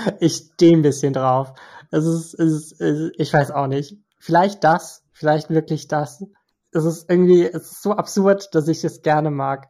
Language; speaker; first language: German; early bilingual, other home language; Turkish